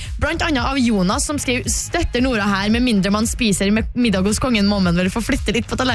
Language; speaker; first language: Norwegian; native; Norwegian